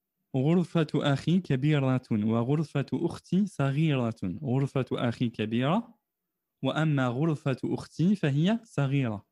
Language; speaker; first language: Arabic; non-native, fluent; French